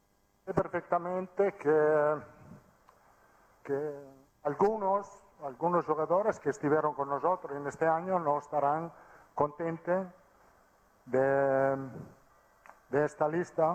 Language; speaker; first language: Portuguese; non-native, fluent; Italian